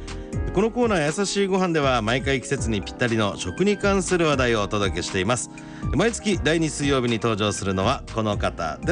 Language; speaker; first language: Japanese; native; Japanese